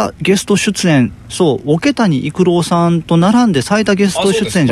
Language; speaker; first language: Japanese; native; Japanese